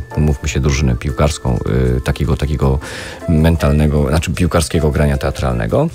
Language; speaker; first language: Polish; native; Polish